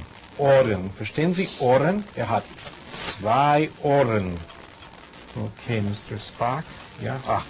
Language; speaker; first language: German; non-native, fluent; English